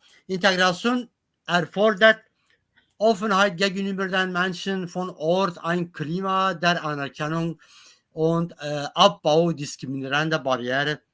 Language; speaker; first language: German; non-native, learner; Kurdish